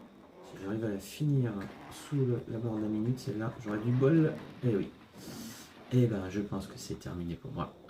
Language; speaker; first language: French; native; French